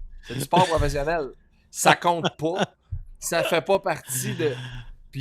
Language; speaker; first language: French; native; French